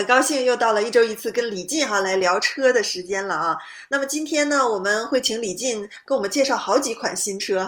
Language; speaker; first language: Chinese; native; Chinese